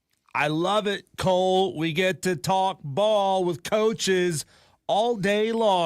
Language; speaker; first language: English; native; English